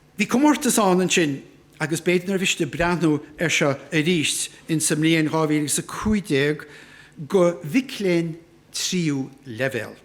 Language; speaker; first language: Irish; native; Irish